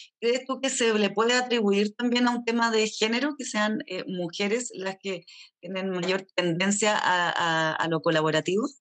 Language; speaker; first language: Spanish; native; Spanish